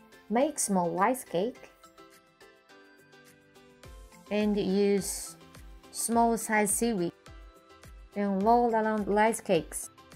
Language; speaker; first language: English; non-native, learner; Japanese